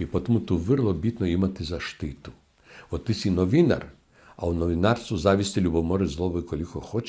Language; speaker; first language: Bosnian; non-native, learner; Russian